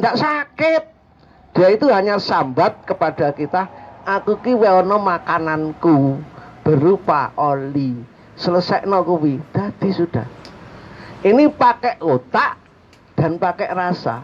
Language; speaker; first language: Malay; non-native, local second language; Javanese